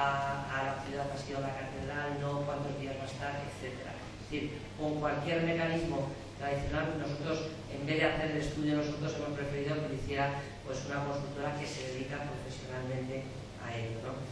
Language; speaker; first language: Spanish; native; Spanish